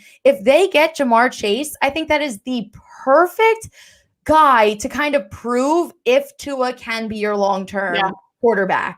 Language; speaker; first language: English; native; English